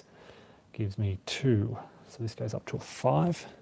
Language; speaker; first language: English; native; English